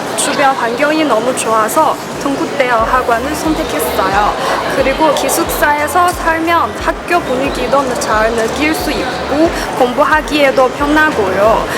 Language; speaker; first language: Korean; non-native, learner; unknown